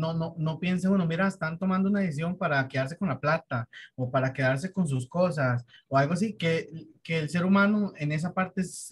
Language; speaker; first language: Spanish; native; Spanish